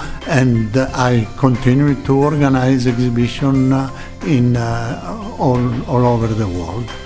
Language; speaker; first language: English; non-native, learner; Italian